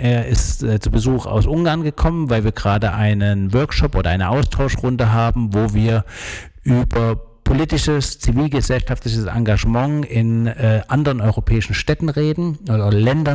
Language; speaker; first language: German; native; German